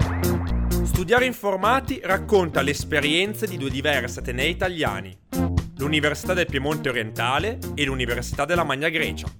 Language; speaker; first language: Italian; native; Italian